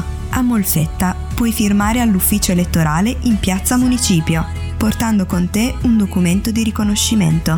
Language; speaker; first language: Italian; native; Italian